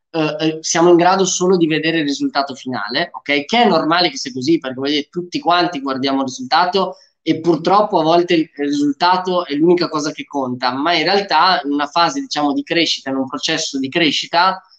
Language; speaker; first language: Italian; early bilingual, other home language; Romanian